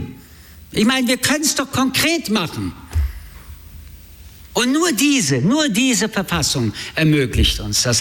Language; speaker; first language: German; early bilingual, other home language; French